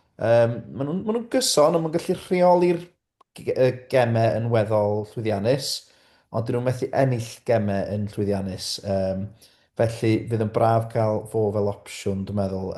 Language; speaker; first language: Welsh; native; Welsh